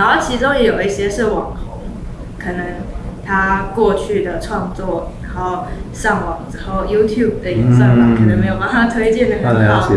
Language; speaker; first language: Chinese; native; Chinese